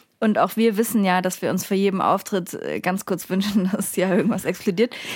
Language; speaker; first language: German; native; German